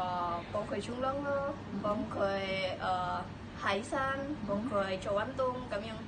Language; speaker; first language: Cantonese; non-native, learner; Indonesian